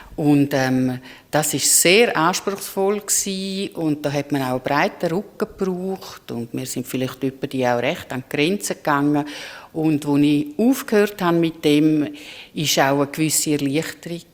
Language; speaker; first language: German; native; German